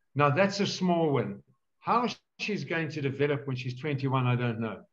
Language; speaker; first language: English; native; English